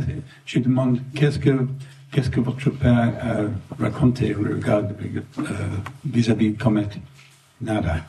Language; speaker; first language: French; non-native, fluent; English